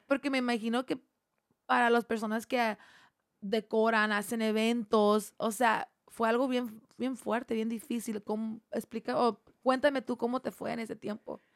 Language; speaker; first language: Spanish; non-native, fluent; English